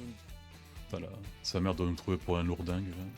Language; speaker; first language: French; native; French